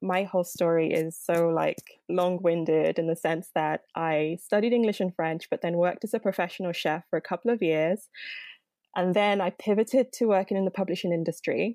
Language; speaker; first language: English; non-native, local second language; Yoruba